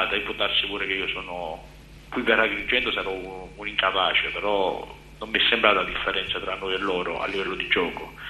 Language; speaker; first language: Italian; native; Italian